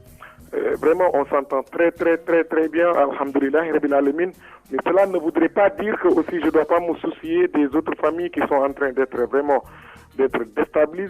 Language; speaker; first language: French; non-native, local second language; Wolof